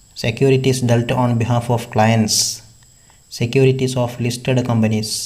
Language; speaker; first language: English; non-native, local second language; Malayalam